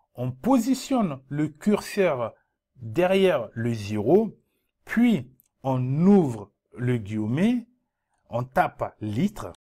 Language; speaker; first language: French; non-native, local second language; Dyula